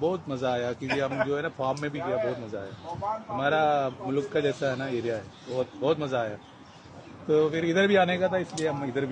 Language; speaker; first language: Hindi; non-native, local second language; Malayalam